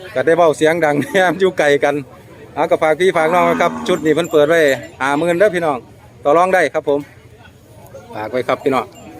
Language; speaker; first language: Thai; native; Thai